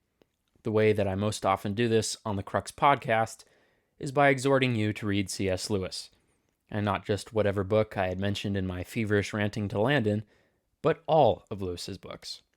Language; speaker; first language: English; native; English